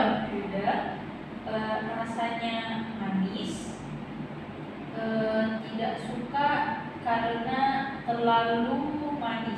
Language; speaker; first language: Indonesian; non-native, learner; Arabic